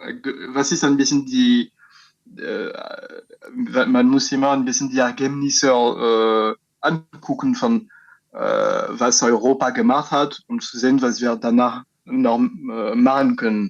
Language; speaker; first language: German; non-native, fluent; French